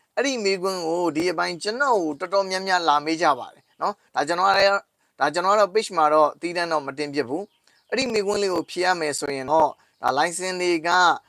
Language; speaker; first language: Burmese; native; Burmese